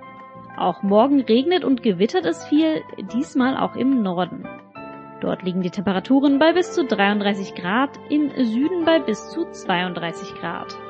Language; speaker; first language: German; native; German